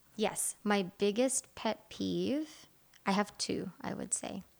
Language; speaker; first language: English; non-native, local second language; Filipino